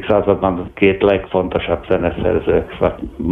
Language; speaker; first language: Hungarian; non-native, fluent; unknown